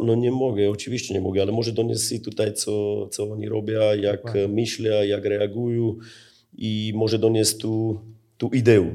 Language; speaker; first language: Polish; non-native, learner; Slovak